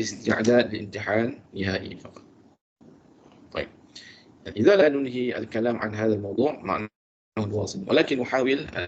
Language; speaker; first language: Arabic; non-native, fluent; Malay